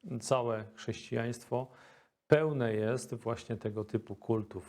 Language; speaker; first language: Polish; native; Polish